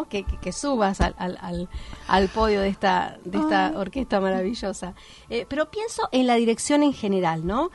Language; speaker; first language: Spanish; native; Spanish